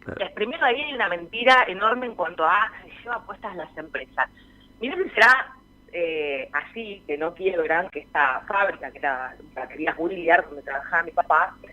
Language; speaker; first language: Spanish; native; Spanish